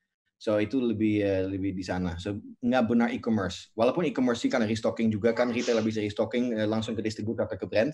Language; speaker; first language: Indonesian; non-native, fluent; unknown